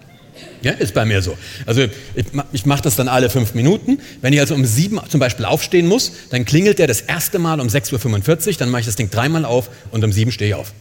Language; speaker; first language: German; native; German